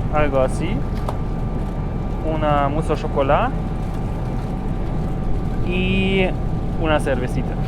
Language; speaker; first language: Spanish; non-native, learner; German